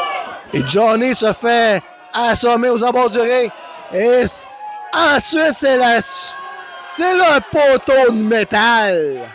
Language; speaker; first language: French; native; French